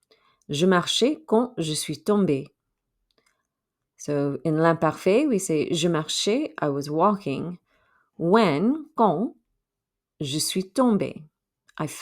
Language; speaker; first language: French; non-native, fluent; English